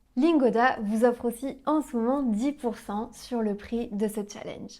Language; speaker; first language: French; native; French